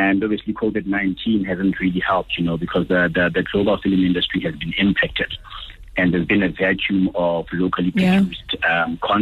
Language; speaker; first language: English; non-native, local second language; Tswana